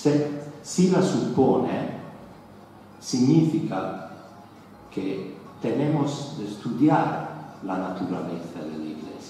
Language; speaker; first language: Spanish; non-native, learner; Italian